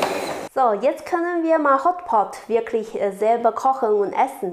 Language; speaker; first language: German; non-native, learner; Chinese